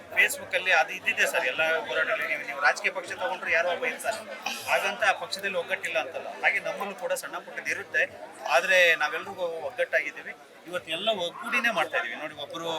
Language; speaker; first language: Kannada; native; Kannada